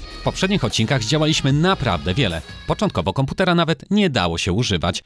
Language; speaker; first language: Polish; native; Polish